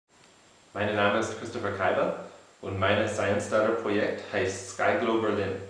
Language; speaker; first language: German; non-native, fluent; English